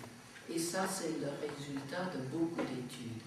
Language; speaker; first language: French; non-native, fluent; English